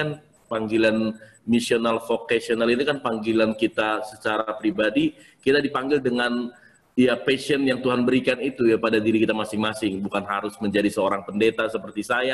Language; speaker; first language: Indonesian; native; Indonesian